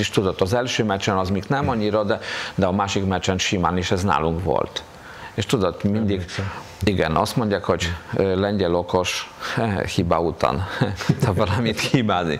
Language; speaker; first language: Hungarian; non-native, fluent; Polish